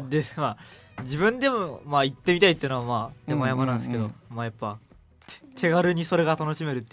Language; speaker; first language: Japanese; native; Japanese